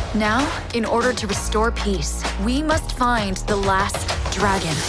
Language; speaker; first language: English; early bilingual, other home language; Vietnamese